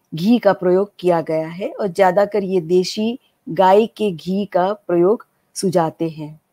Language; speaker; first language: Hindi; non-native, local second language; Gujarati